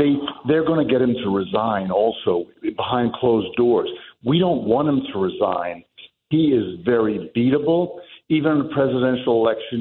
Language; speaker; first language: English; native; English